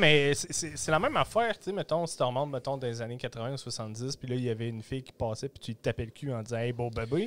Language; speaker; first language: French; native; French